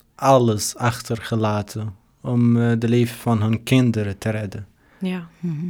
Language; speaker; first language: Dutch; non-native, fluent; Arabic